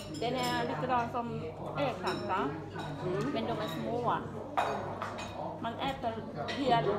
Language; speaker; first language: Swedish; non-native, learner; Thai